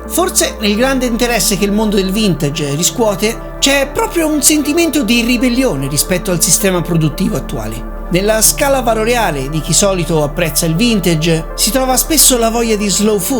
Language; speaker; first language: Italian; native; Italian